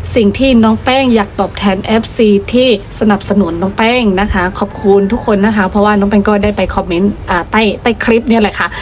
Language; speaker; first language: Thai; non-native, fluent; Burmese